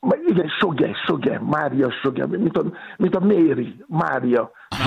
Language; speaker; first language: Hungarian; non-native, learner; Yoruba